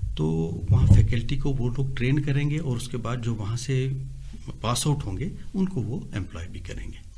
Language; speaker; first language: Urdu; non-native, local second language; Kashmiri